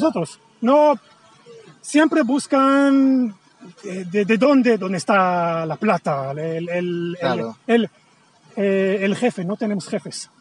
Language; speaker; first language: Spanish; non-native, fluent; Hebrew